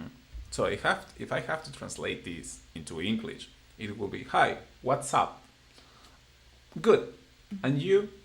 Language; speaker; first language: English; non-native, fluent; Spanish